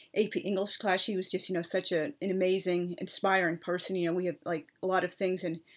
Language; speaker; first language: English; native; English